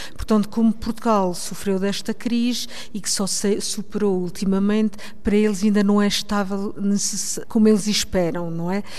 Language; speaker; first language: Portuguese; early bilingual, heritage; Portuguese